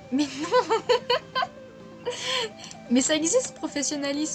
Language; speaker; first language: French; native; French